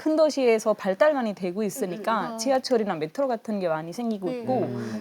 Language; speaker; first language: Korean; non-native, fluent; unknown